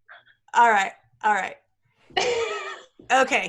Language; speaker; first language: English; native; English